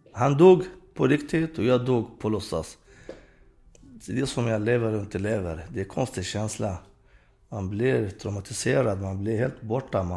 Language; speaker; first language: Swedish; non-native, fluent; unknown